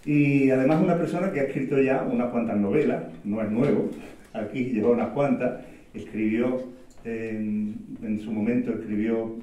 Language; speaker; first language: Spanish; native; Spanish